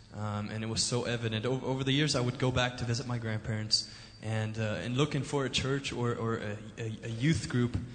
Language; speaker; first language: English; early bilingual, other home language; German